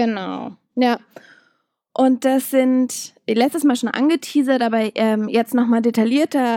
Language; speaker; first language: German; native; German